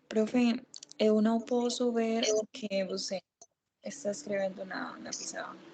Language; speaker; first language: Portuguese; non-native, learner; Spanish